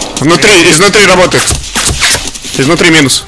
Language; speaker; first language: Russian; native; Russian